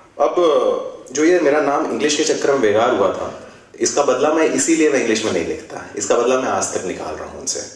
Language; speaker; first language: Hindi; native; Hindi